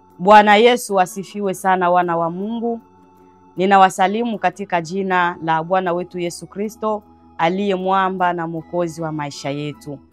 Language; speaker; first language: Swahili; non-native, local second language; Bembe